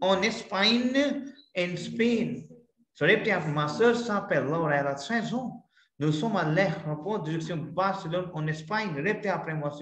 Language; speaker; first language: French; non-native, fluent; Hindi